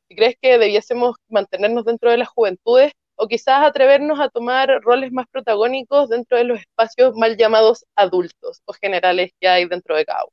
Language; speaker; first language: Spanish; native; Spanish